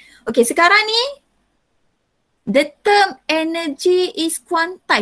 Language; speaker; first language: English; non-native, local second language; Malay